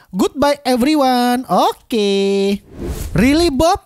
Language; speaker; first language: English; non-native, learner; Indonesian